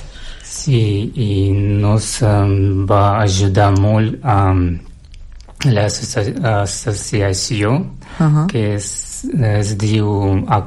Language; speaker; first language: Catalan; non-native, learner; Russian